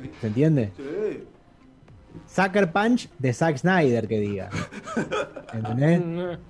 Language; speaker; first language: Spanish; native; Spanish